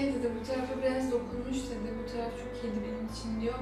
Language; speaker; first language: Turkish; native; Turkish